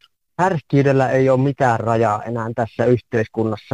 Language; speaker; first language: Finnish; native; Finnish